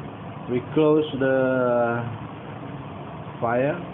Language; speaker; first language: English; non-native, learner; Indonesian